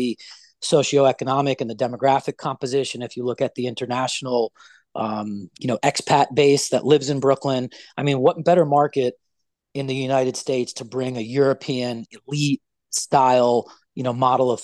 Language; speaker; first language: English; native; English